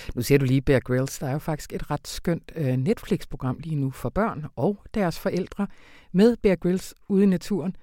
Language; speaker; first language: Danish; native; Danish